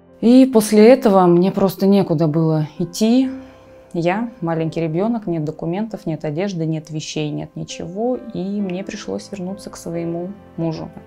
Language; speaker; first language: Russian; native; Russian